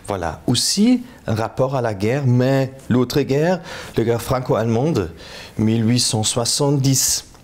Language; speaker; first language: French; non-native, fluent; German